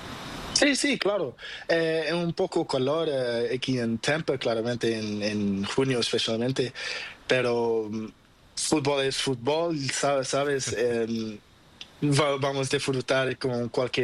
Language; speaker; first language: Spanish; non-native, learner; Portuguese